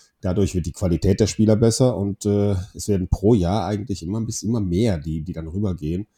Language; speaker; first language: German; non-native, fluent; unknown